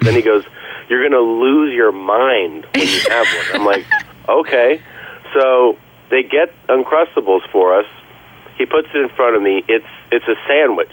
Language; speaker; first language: English; early bilingual, other home language; Spanish